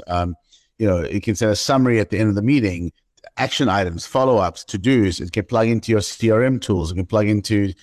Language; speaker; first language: English; native; English